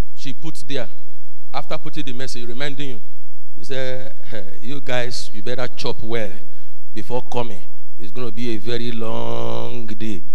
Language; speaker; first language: English; non-native, local second language; Yoruba